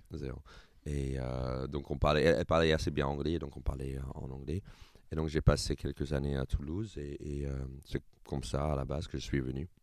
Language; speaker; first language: French; non-native, fluent; English